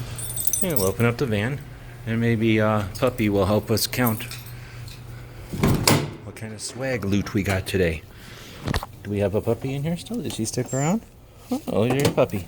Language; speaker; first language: English; native; English